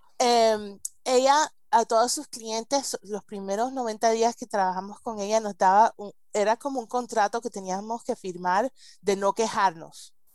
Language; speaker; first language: Spanish; early bilingual, heritage; Spanish